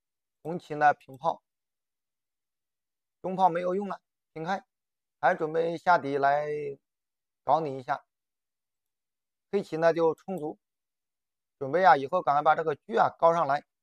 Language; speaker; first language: Chinese; native; Chinese